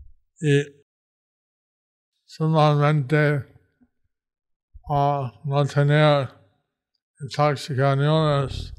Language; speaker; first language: Spanish; non-native, learner; English